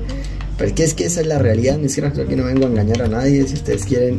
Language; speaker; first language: Spanish; native; Spanish